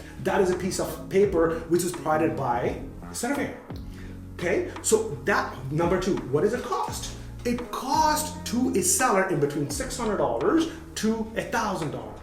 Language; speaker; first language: English; non-native, fluent; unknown